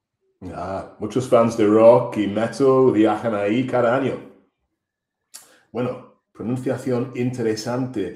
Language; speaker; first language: Spanish; non-native, fluent; English